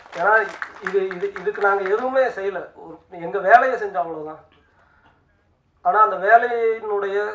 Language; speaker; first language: Tamil; native; Tamil